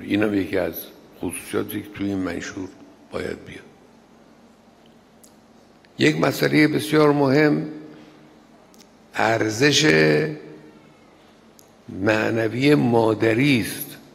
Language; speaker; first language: Persian; native; Persian